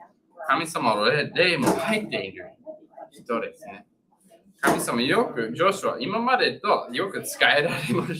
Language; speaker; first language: Japanese; non-native, learner; English